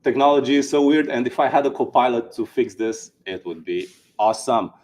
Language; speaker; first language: English; non-native, fluent; Romanian